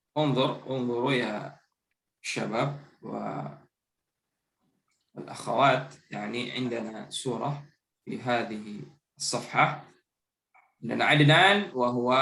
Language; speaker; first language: Arabic; non-native, fluent; Indonesian